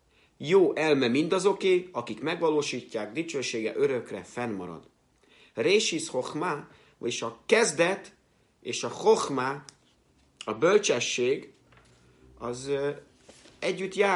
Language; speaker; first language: Hungarian; native; Hungarian